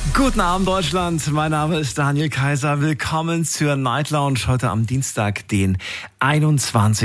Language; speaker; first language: German; native; German